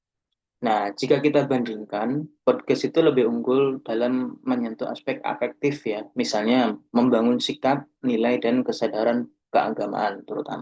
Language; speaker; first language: Indonesian; native; Indonesian